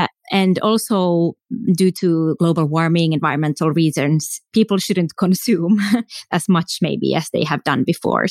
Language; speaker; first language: English; non-native, fluent; Finnish